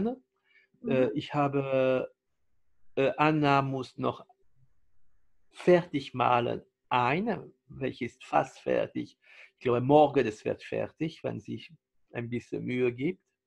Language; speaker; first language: German; non-native, fluent; French